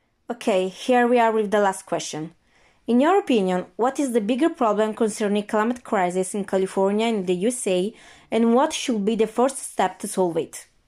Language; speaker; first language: English; non-native, fluent; Italian